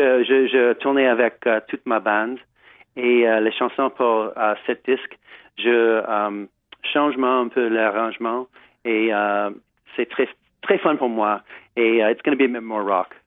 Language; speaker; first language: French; non-native, learner; English